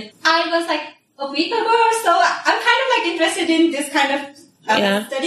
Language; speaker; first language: English; non-native, fluent; Nepali